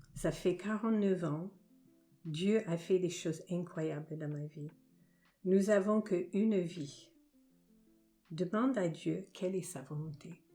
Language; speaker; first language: French; non-native, fluent; English